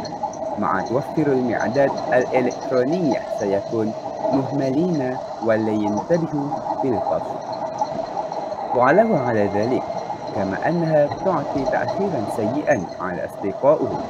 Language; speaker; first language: Arabic; non-native, learner; Malay